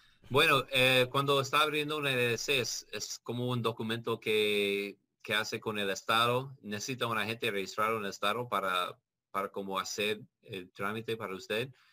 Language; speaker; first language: Spanish; non-native, learner; English